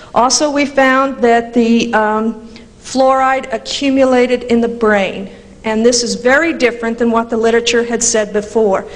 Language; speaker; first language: English; native; English